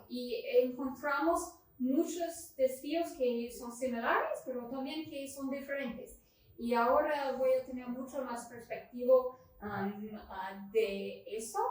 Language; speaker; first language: Spanish; non-native, fluent; English